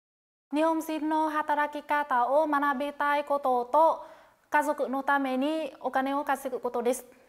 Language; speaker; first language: Japanese; non-native, learner; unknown